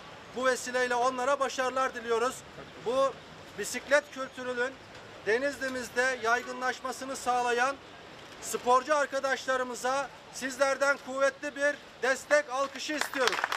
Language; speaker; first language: Turkish; native; Turkish